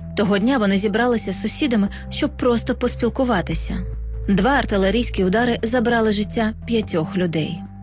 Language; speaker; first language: Ukrainian; native; Ukrainian